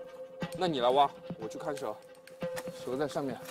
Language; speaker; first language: Chinese; native; Chinese